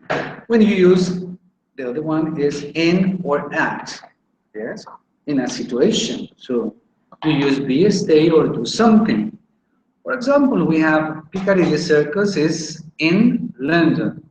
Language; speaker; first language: English; non-native, fluent; Spanish